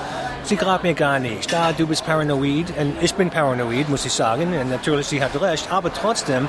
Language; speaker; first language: German; non-native, fluent; English